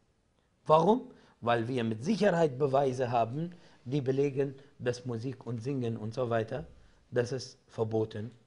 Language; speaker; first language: German; non-native, fluent; Arabic